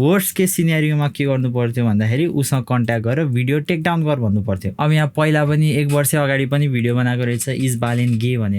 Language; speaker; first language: Nepali; native; Nepali